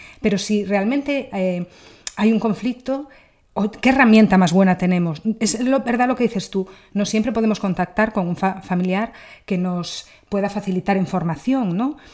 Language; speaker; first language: Spanish; native; Spanish